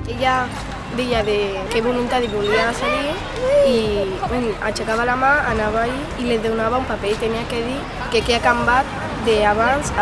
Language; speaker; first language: Catalan; non-native, local second language; Spanish